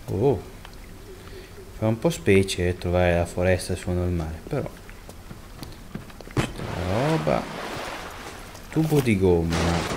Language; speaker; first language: Italian; native; Italian